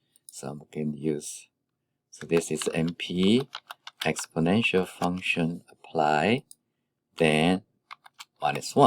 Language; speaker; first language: English; non-native, fluent; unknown